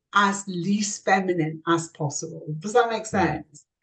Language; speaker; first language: English; native; English